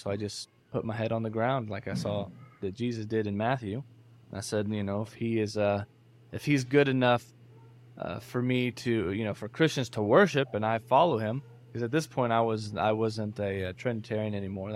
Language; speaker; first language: English; native; English